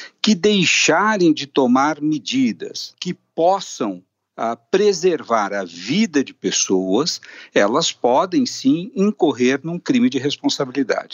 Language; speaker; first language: Portuguese; native; Portuguese